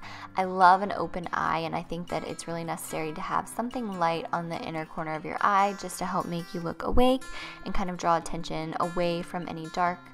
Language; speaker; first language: English; native; English